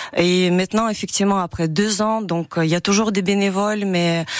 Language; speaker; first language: French; non-native, fluent; Ukrainian